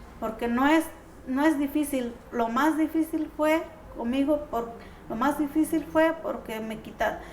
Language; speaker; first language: Spanish; non-native, local second language; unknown